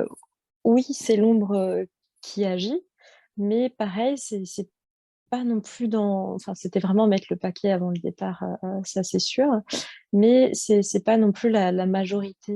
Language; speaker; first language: French; native; French